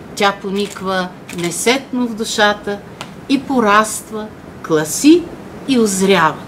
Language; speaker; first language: Bulgarian; native; Bulgarian